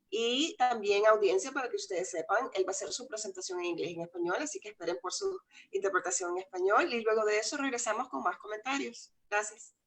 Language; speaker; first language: Spanish; native; Spanish